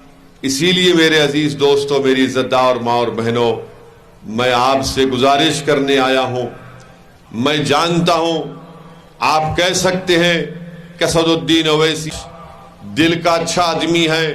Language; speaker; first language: Urdu; native; Urdu